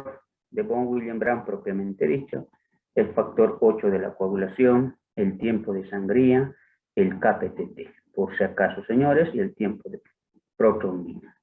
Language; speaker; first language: Spanish; native; Spanish